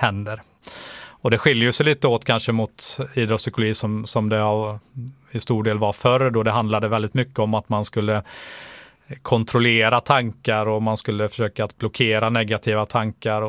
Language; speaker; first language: Swedish; native; Swedish